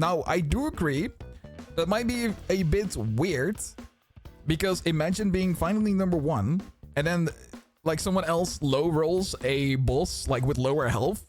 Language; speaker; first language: English; non-native, fluent; Dutch